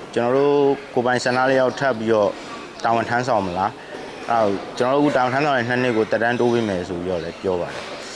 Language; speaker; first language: Burmese; native; Burmese